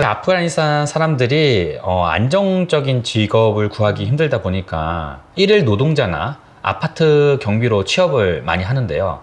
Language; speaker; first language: Korean; native; Korean